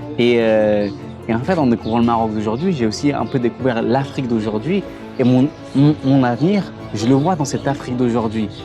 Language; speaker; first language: French; native; French